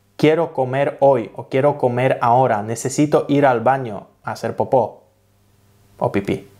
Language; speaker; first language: Spanish; non-native, fluent; Polish